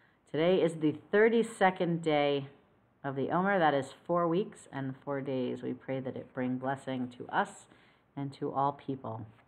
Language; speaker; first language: English; native; English